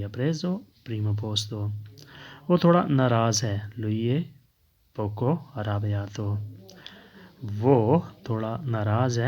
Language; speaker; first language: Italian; non-native, learner; Urdu